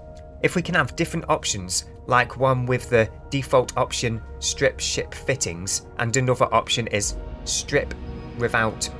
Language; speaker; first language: English; native; English